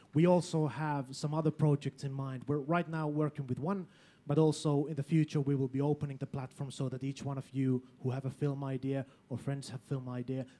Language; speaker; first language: English; non-native, fluent; Finnish